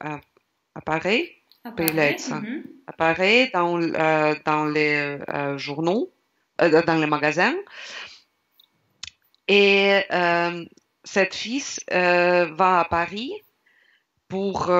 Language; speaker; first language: French; non-native, learner; Russian